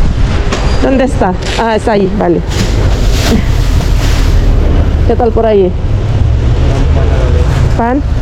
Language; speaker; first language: Spanish; non-native, learner; Filipino